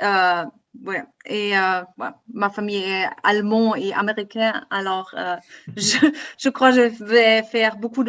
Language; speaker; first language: French; non-native, learner; German